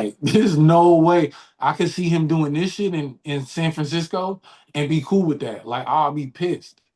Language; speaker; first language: English; native; English